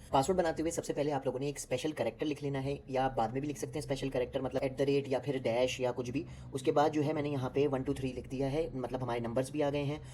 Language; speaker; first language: Urdu; native; Urdu